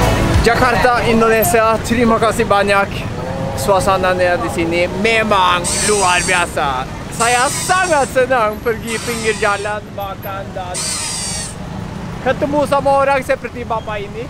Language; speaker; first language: Indonesian; non-native, fluent; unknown